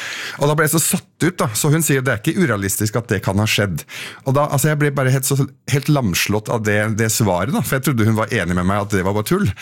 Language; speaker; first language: Norwegian; early bilingual, other home language; Arabic